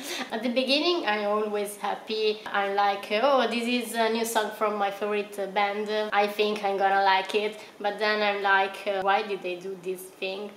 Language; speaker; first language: English; non-native, fluent; Italian